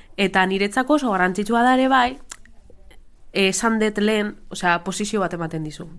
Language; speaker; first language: Basque; non-native, local second language; Spanish